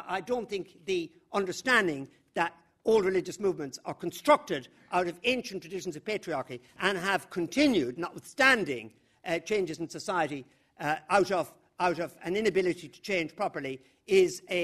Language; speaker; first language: English; native; English